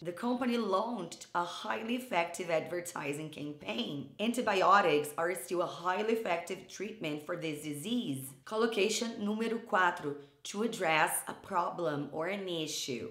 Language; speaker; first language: English; non-native, fluent; Portuguese